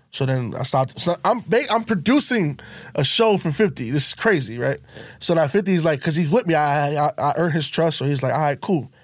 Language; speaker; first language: English; native; English